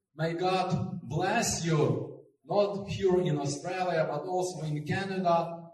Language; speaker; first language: English; non-native, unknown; Ukrainian